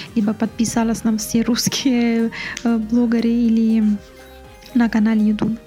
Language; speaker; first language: Russian; non-native, fluent; Italian